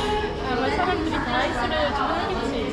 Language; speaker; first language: Korean; non-native, learner; French